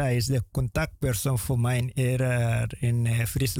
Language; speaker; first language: Dutch; non-native, learner; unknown